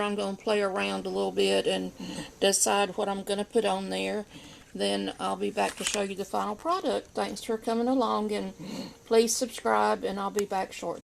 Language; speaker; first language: English; native; English